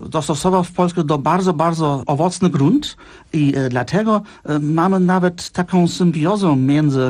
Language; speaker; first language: Polish; non-native, fluent; Czech